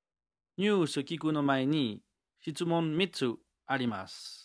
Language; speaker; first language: Japanese; non-native, learner; French